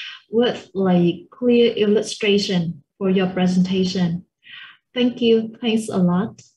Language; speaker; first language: English; non-native, fluent; Vietnamese